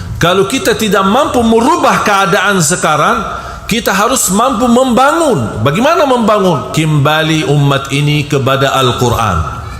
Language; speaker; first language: Malay; non-native, fluent; Arabic